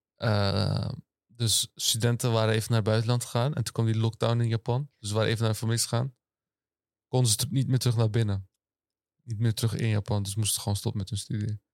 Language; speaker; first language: Dutch; early bilingual, other home language; Turkish